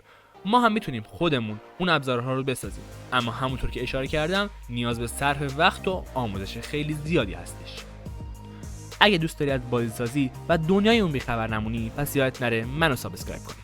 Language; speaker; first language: Persian; native; Persian